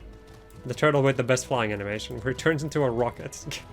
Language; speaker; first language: English; native; English